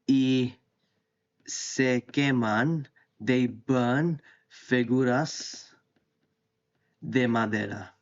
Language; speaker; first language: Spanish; non-native, fluent; English